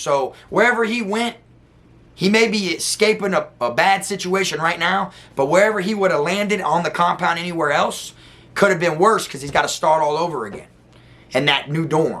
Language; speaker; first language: English; native; English